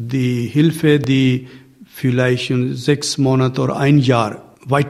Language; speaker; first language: German; non-native, learner; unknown